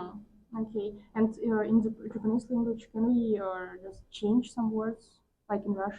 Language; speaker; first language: English; non-native, fluent; Russian